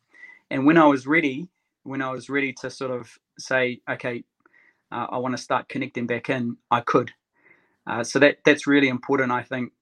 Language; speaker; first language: English; native; English